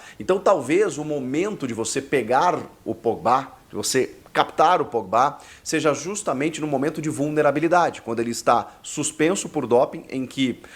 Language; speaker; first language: Portuguese; native; Portuguese